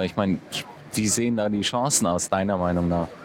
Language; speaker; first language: German; native; German